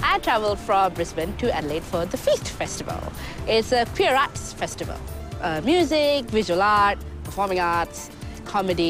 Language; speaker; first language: English; non-native, local second language; Bangla